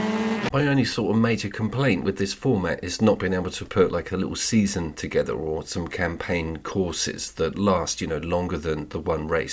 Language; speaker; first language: English; native; English